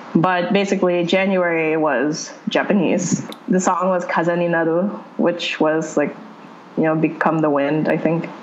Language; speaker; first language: English; non-native, local second language; Cebuano